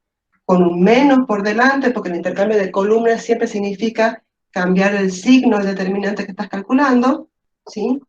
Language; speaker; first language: Spanish; native; Spanish